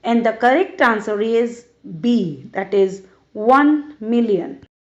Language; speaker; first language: English; non-native, local second language; Punjabi